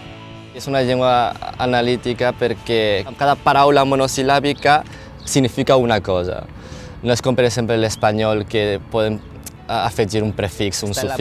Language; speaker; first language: Catalan; non-native, local second language; Chinese